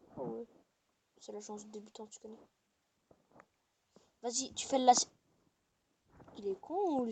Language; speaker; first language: French; native; French